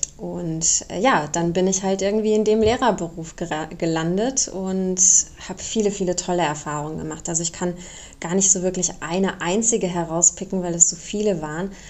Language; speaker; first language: German; early bilingual, other home language; Romanian